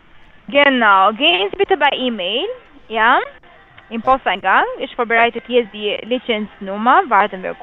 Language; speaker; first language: German; non-native, learner; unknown